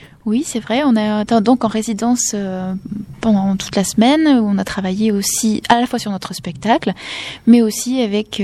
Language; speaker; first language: French; native; French